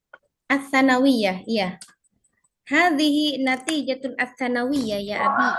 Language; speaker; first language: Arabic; non-native, fluent; Indonesian